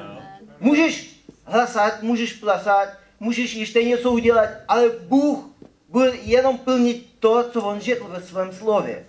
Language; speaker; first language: Czech; non-native, fluent; Ukrainian